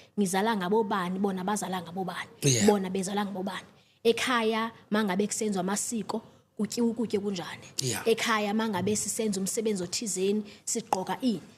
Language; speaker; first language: Zulu; non-native, local second language; Xhosa